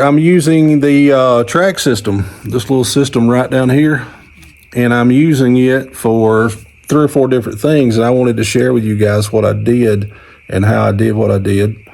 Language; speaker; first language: English; native; English